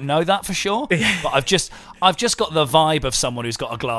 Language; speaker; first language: English; native; English